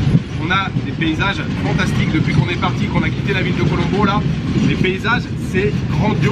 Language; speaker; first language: French; native; French